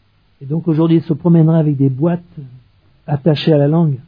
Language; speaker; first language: French; native; French